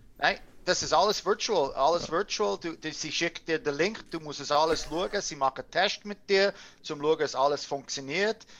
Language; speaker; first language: German; early bilingual, heritage; English